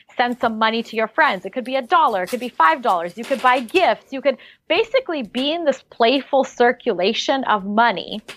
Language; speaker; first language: English; early bilingual, other home language; Russian